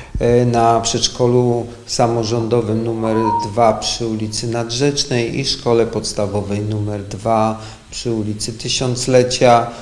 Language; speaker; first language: Polish; native; Polish